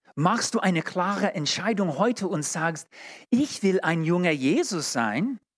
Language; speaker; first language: German; non-native, learner; English